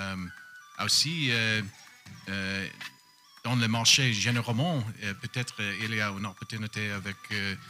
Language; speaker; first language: French; non-native, learner; English